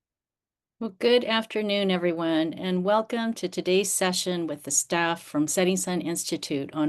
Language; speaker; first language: English; native; English